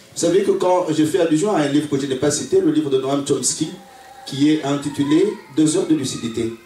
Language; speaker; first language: French; non-native, local second language; Luba-Lulua